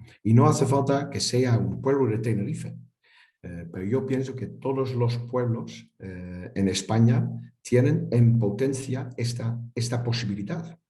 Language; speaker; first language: Spanish; non-native, fluent; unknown